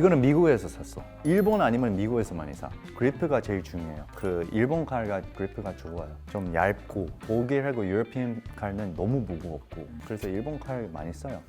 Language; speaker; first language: Korean; early bilingual, heritage; English